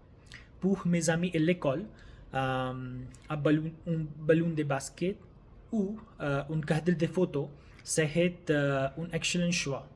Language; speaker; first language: French; non-native, learner; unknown